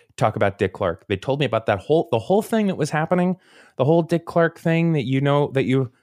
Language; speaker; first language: English; native; English